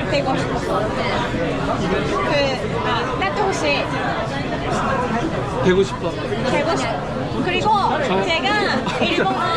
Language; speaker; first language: Korean; non-native, learner; Japanese